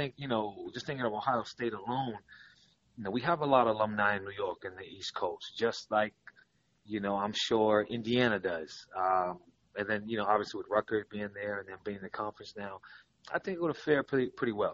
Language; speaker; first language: English; native; English